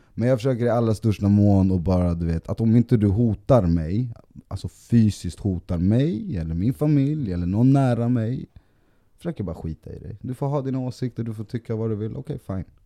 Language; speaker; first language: Swedish; early bilingual, other home language; Spanish